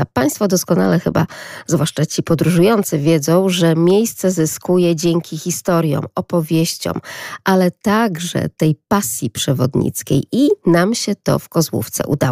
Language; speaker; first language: Polish; native; Polish